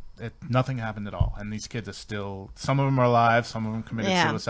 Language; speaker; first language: English; native; English